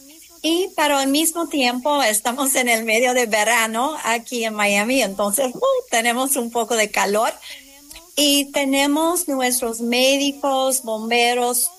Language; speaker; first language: Spanish; non-native, fluent; English